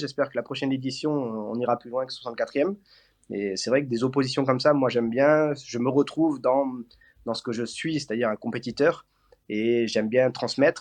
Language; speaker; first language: French; native; French